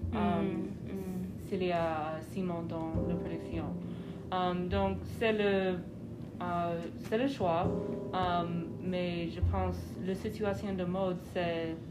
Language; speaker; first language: French; non-native, learner; English